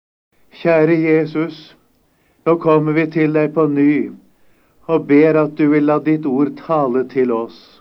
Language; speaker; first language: Norwegian; native; Norwegian